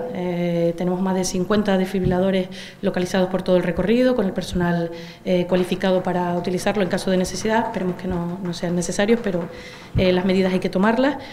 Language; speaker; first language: Spanish; native; Spanish